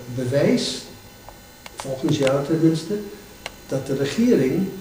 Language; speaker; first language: Dutch; non-native, fluent; English